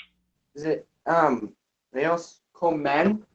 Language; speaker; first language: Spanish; non-native, learner; English